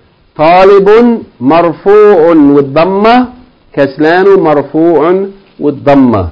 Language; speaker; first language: Arabic; non-native, fluent; English